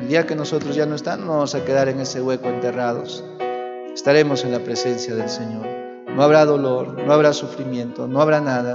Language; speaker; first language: Spanish; native; Spanish